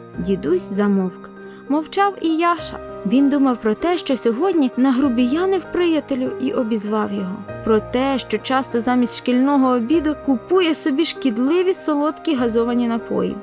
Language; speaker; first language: Ukrainian; native; Ukrainian